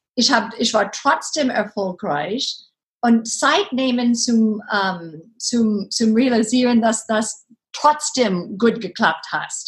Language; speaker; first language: German; non-native, learner; English